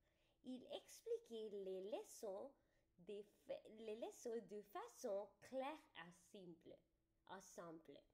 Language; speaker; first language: French; non-native, learner; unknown